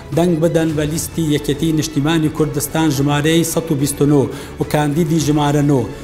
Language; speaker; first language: Central Kurdish; non-native, local second language; Kurdish